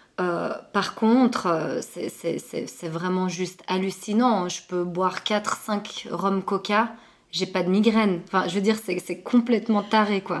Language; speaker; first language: French; early bilingual, other home language; Arabic